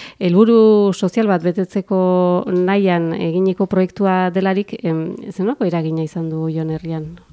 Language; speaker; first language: Basque; native; Basque